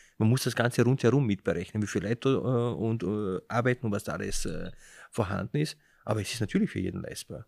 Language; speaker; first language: German; early bilingual, other home language; Slovenian